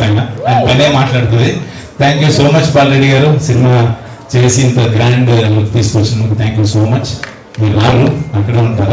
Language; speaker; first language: Telugu; native; Telugu